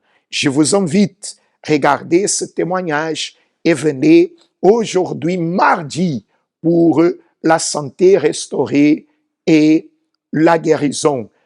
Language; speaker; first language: French; non-native, fluent; Portuguese